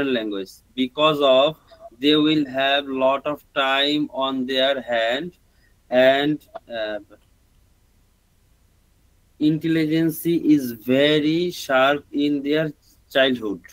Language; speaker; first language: English; non-native, learner; Bangla